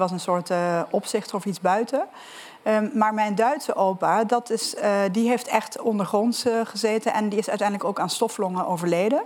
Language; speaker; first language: Dutch; native; Dutch